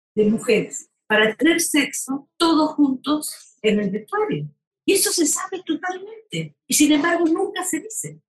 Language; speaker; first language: Spanish; native; Spanish